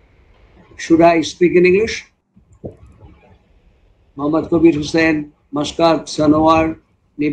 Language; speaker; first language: English; non-native, fluent; Bangla